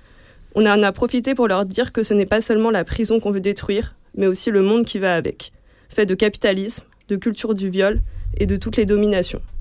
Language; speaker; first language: French; native; French